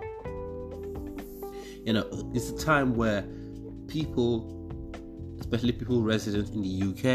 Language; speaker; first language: English; non-native, local second language; Igbo